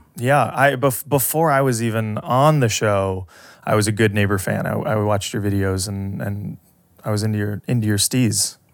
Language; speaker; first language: English; native; English